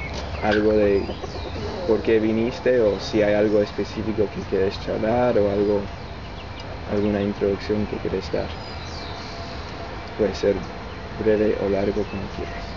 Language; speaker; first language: Spanish; non-native, fluent; English